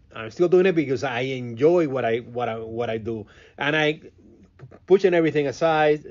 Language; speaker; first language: English; non-native, fluent; Spanish